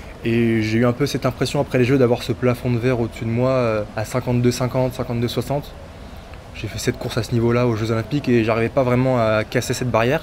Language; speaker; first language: French; native; French